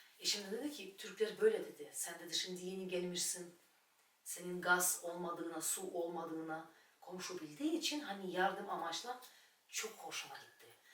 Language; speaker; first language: Turkish; non-native, fluent; Russian